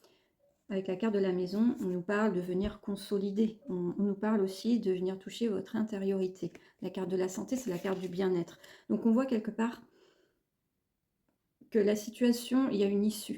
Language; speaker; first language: French; native; French